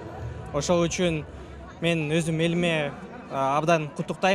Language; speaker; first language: Kyrgyz; early bilingual, heritage; Kyrgyz